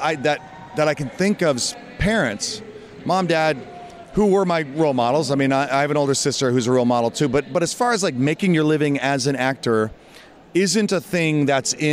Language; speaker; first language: English; native; English